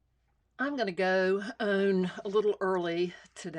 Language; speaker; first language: English; native; English